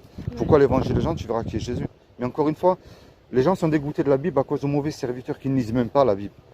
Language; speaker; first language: French; native; French